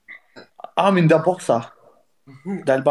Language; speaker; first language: German; non-native, learner; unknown